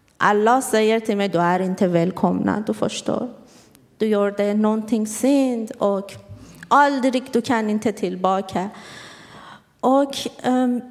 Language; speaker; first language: Swedish; non-native, learner; Persian